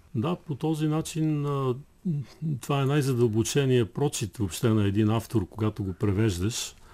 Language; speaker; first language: Bulgarian; native; Bulgarian